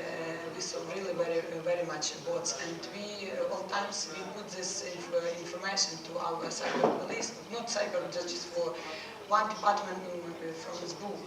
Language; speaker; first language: English; non-native, learner; Ukrainian